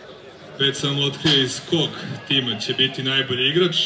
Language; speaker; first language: Croatian; native; Croatian